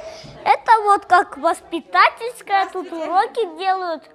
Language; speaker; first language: Russian; native; Russian